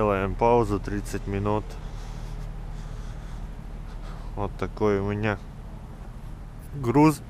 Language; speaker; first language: Russian; non-native, fluent; Latvian